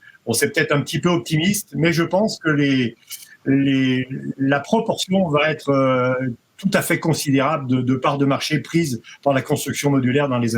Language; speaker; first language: French; native; French